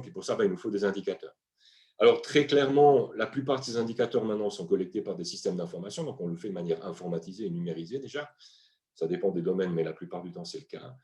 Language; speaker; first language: French; native; French